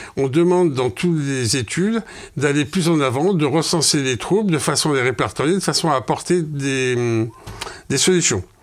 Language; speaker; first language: French; native; French